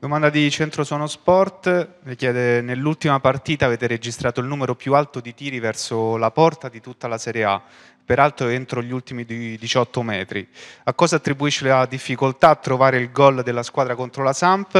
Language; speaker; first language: Italian; native; Italian